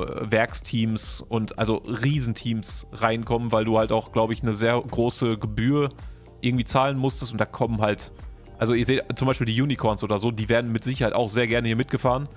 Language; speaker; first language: German; native; German